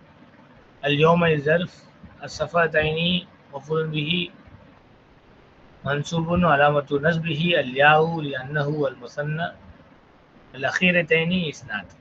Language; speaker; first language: Arabic; non-native, fluent; Tamil